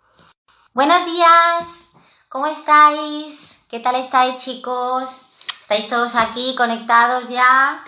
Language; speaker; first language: Spanish; native; Spanish